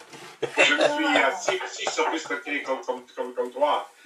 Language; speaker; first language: French; non-native, learner; English